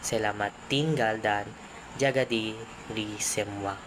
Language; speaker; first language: Indonesian; non-native, learner; Filipino